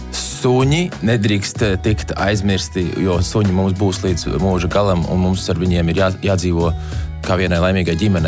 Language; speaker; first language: Latvian; native; Latvian